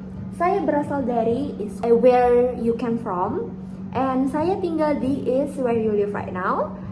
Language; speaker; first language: English; non-native, fluent; Indonesian